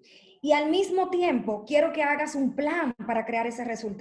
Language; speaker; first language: Spanish; native; Spanish